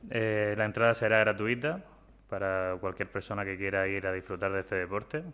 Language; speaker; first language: Spanish; native; Spanish